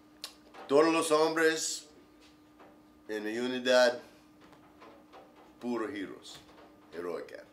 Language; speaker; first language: Spanish; non-native, learner; English